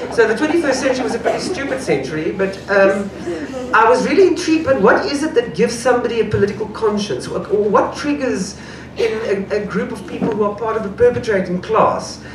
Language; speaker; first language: English; native; English